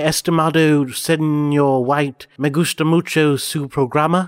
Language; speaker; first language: Spanish; non-native, learner; English